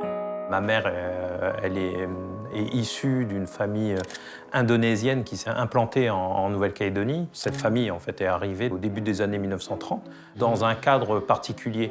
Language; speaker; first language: French; native; French